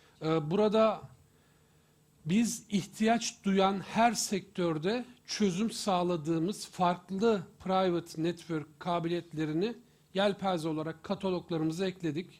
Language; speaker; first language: Turkish; native; Turkish